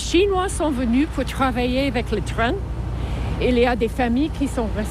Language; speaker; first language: French; non-native, fluent; English